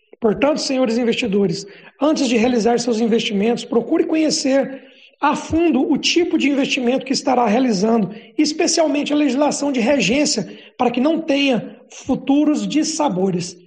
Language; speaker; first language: Portuguese; native; Portuguese